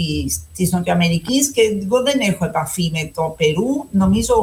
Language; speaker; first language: Greek; non-native, fluent; Spanish